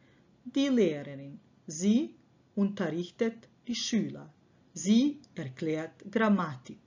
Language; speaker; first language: German; non-native, fluent; Croatian